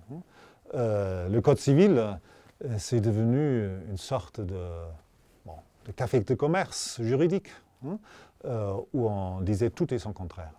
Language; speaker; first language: French; non-native, fluent; German